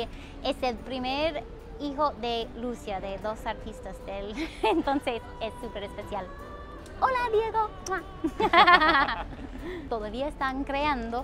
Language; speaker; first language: Spanish; non-native, fluent; English